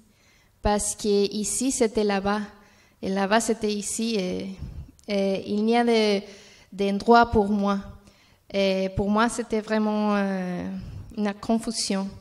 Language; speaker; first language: French; non-native, learner; Spanish